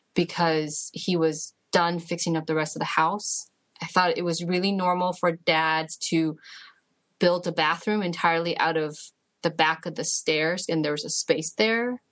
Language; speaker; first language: English; early bilingual, other home language; Chinese